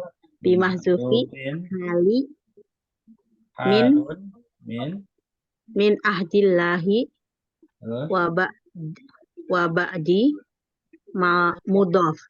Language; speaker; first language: Arabic; non-native, learner; Indonesian